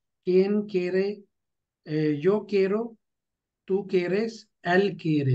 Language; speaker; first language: Spanish; non-native, fluent; Urdu